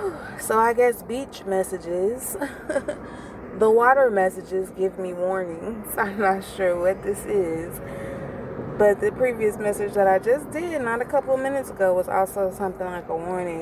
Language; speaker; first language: English; native; English